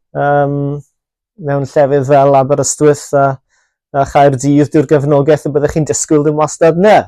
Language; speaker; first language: Welsh; native; Welsh